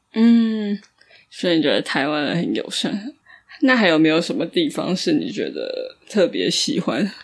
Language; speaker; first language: Chinese; native; Chinese